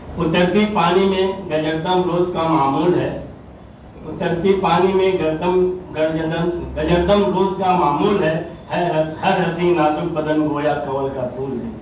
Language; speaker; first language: Urdu; native; Urdu